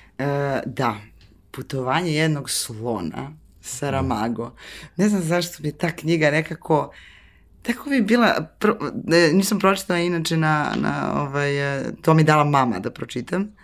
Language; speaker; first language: Serbian; native; Serbian